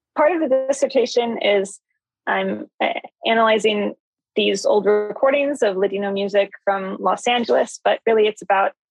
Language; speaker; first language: English; native; English